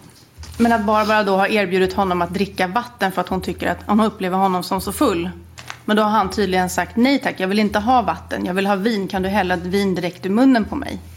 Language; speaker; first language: Swedish; native; Swedish